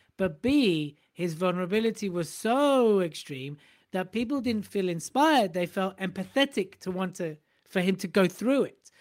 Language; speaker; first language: English; native; English